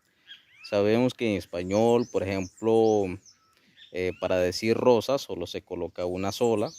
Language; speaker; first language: Spanish; non-native, local second language; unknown